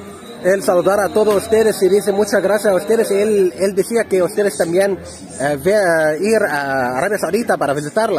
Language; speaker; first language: Spanish; non-native, learner; Arabic